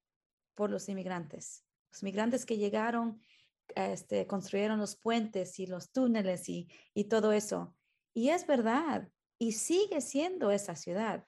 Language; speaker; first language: Spanish; early bilingual, heritage; Spanish